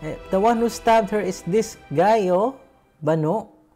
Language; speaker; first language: English; non-native, local second language; Filipino